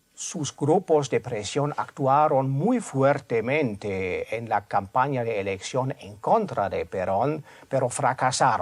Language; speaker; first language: Spanish; non-native, fluent; German